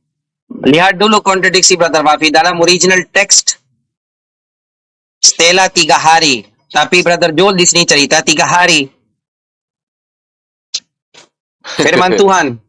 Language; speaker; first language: Indonesian; non-native, fluent; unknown